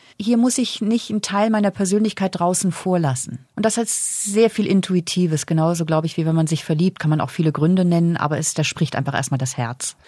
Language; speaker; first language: German; native; German